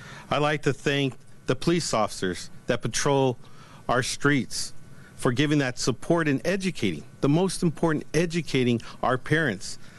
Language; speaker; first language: English; early bilingual, other home language; Spanish